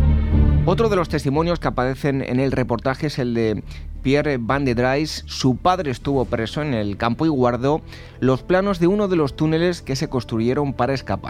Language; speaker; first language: Spanish; native; Spanish